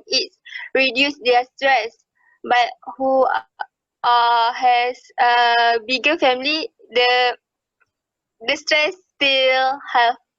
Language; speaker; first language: English; non-native, local second language; Malay